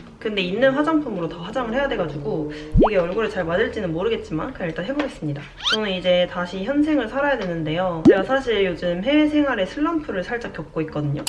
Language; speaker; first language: Korean; native; Korean